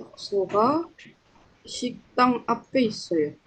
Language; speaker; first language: Korean; non-native, learner; Indonesian